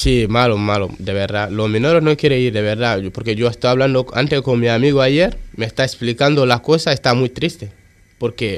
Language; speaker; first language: Spanish; non-native, learner; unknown